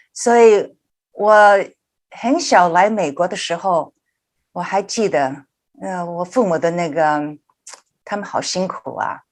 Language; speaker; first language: Chinese; early bilingual, heritage; Chinese